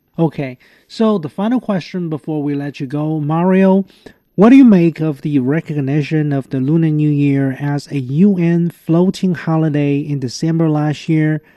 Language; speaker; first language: English; non-native, fluent; Chinese